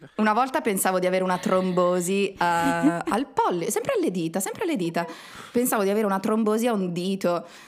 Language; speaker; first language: Italian; native; Italian